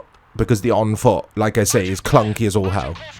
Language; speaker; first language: English; native; English